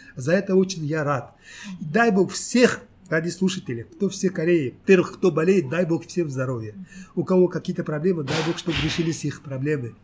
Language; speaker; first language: Russian; non-native, local second language; Tajik